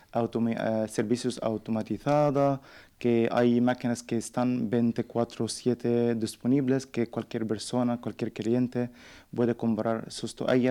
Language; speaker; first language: Spanish; non-native, learner; Arabic